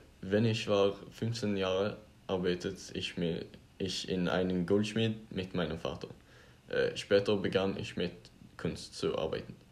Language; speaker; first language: German; non-native, learner; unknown